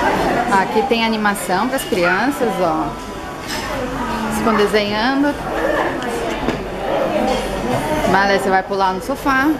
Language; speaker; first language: Portuguese; native; Portuguese